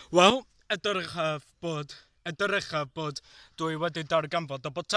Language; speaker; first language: Welsh; non-native, learner; English